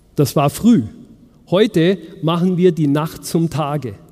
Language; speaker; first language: German; native; German